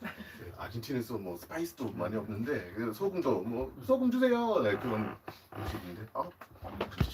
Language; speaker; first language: Korean; non-native, learner; English